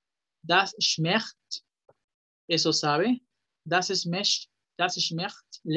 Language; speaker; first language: German; non-native, fluent; Spanish